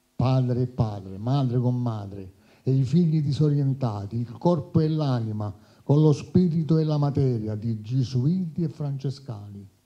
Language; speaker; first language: Italian; native; Italian